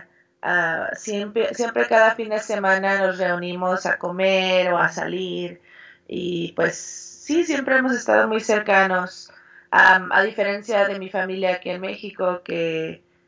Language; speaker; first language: Spanish; early bilingual, heritage; Spanish